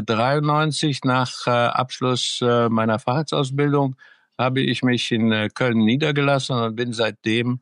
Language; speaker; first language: German; early bilingual, other home language; Greek